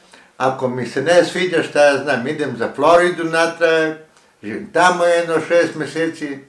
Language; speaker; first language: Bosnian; early bilingual, heritage; Croatian